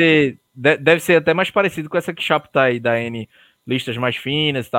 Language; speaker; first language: Portuguese; native; Portuguese